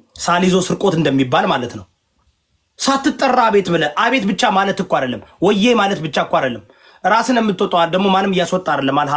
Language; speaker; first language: Amharic; early bilingual, heritage; Amharic